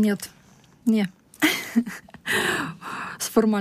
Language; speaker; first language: Polish; non-native, learner; Russian